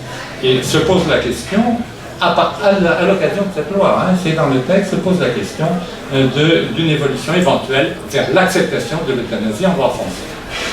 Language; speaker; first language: French; native; French